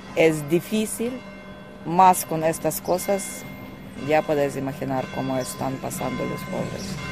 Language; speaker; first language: Spanish; non-native, fluent; Ukrainian